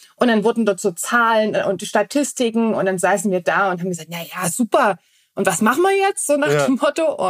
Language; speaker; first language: German; native; German